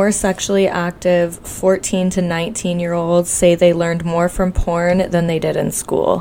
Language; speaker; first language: English; native; English